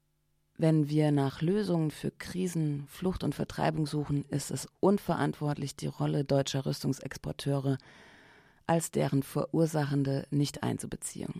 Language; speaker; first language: German; native; German